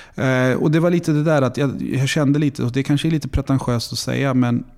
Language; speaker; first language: Swedish; native; Swedish